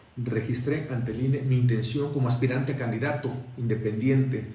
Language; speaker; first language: Spanish; native; Spanish